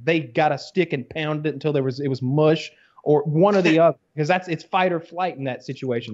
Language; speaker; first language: English; native; English